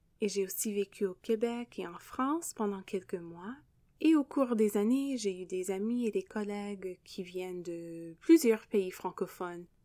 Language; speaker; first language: French; non-native, local second language; English